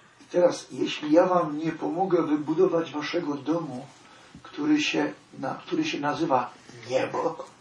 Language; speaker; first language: Polish; native; Polish